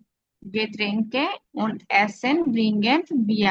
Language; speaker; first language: German; non-native, learner; Bangla